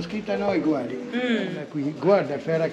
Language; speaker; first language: Italian; non-native, learner; Arabic